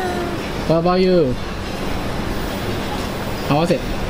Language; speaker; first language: English; non-native, learner; Thai